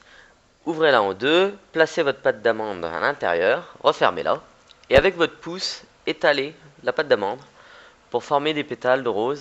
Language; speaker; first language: French; native; French